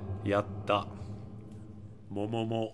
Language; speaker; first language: Japanese; non-native, fluent; English